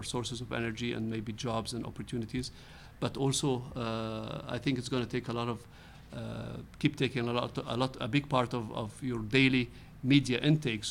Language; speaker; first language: English; non-native, fluent; Arabic